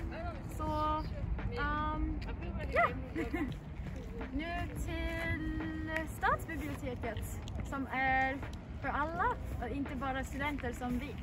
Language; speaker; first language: Swedish; non-native, learner; English